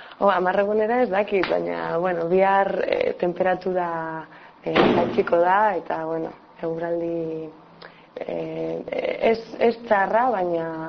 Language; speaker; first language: Basque; non-native, local second language; Spanish